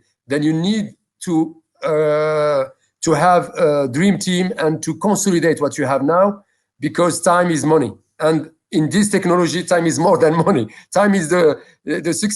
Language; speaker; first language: English; non-native, local second language; French